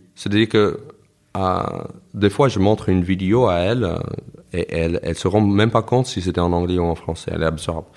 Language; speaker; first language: French; non-native, fluent; English